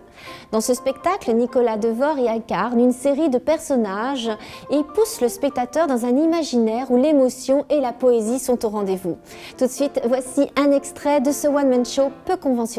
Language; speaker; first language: French; native; French